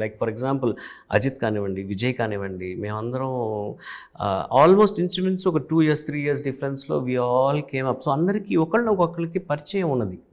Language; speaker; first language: Telugu; early bilingual, heritage; Telugu